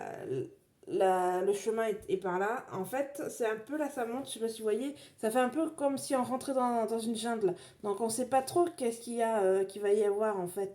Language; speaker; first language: French; native; French